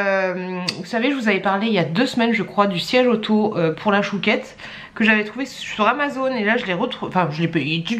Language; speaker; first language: French; native; French